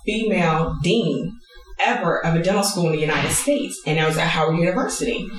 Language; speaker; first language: English; native; English